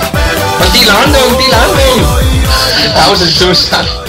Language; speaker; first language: German; native; German